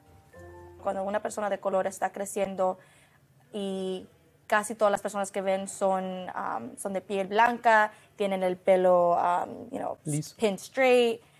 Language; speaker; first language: Spanish; early bilingual, heritage; Spanish